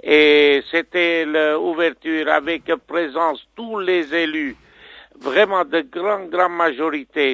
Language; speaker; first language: French; non-native, fluent; Armenian